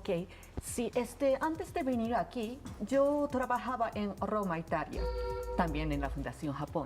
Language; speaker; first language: Spanish; non-native, learner; Japanese